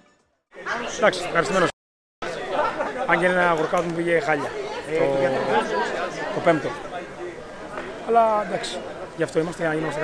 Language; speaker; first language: Greek; native; Greek